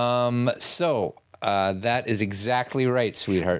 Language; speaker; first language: English; native; English